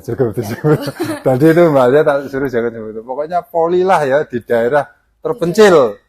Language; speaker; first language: Indonesian; native; Indonesian